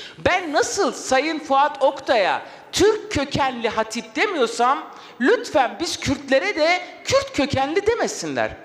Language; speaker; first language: Turkish; non-native, local second language; Kurdish